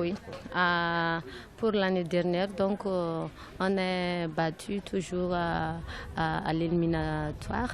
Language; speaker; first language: French; non-native, local second language; Malagasy